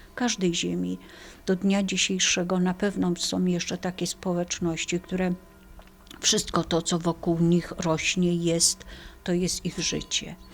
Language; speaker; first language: Polish; native; Polish